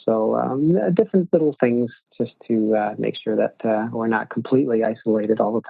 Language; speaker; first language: English; native; English